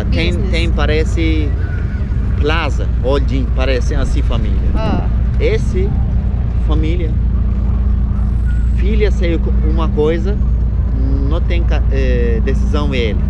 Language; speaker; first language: Portuguese; non-native, learner; Turkish